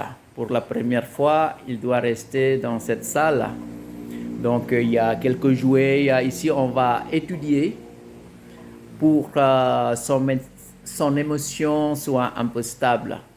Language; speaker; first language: French; non-native, fluent; Indonesian